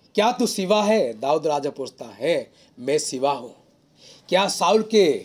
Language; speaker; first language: Hindi; non-native, local second language; Odia